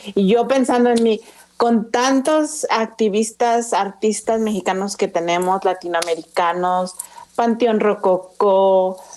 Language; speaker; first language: Spanish; early bilingual, other home language; English